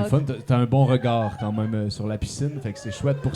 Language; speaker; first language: French; native; French